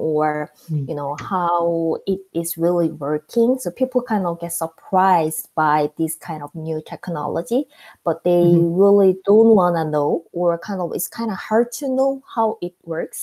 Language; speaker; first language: English; non-native, fluent; Korean